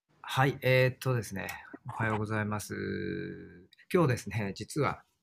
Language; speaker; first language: Japanese; native; Japanese